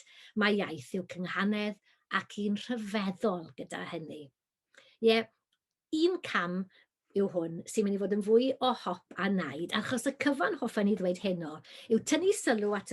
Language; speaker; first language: Welsh; native; Welsh